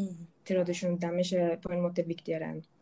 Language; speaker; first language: Norwegian; non-native, local second language; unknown